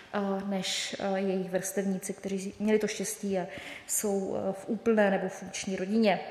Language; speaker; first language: Czech; native; Czech